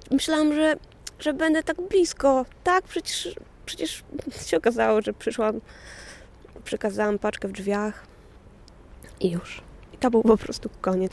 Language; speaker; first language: Polish; native; Polish